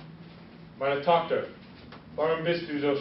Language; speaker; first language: German; non-native, learner; English